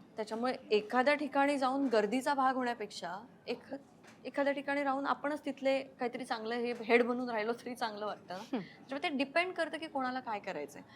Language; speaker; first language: Marathi; native; Marathi